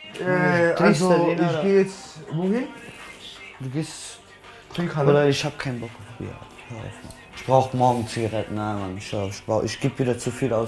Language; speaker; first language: German; early bilingual, other home language; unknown